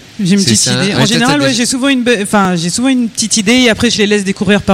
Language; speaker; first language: French; native; French